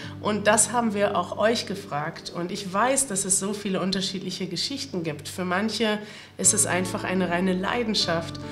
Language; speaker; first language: German; native; German